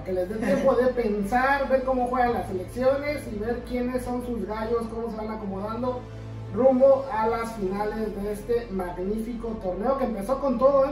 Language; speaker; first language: Spanish; native; Spanish